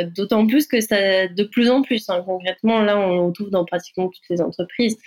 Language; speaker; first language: French; native; French